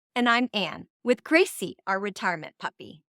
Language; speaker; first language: English; native; English